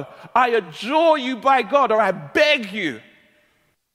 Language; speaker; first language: English; native; English